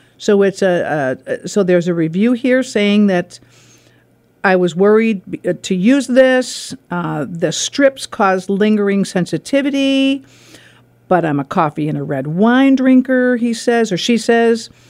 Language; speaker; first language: English; native; English